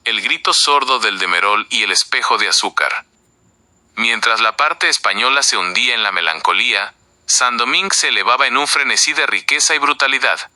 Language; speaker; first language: Spanish; native; Spanish